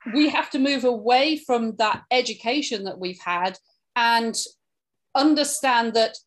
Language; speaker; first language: English; native; English